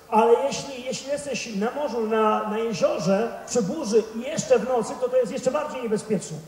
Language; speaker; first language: Polish; native; Polish